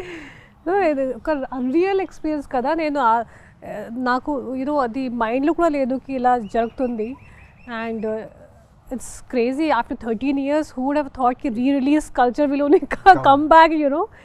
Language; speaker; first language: Telugu; non-native, fluent; Hindi